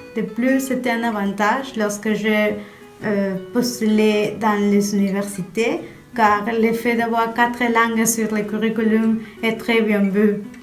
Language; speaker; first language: French; non-native, fluent; Spanish